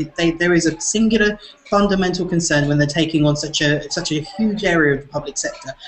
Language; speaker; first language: English; native; English